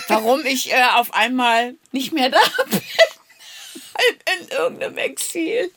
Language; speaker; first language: German; native; German